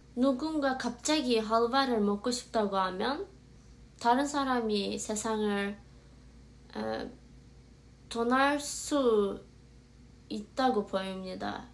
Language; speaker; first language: Korean; non-native, fluent; Azerbaijani